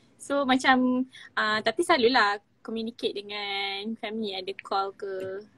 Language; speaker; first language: Malay; native; Malay